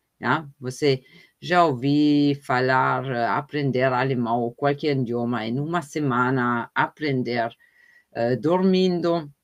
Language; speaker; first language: Portuguese; non-native, fluent; German